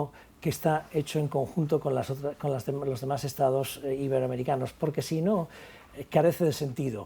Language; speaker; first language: Spanish; native; Spanish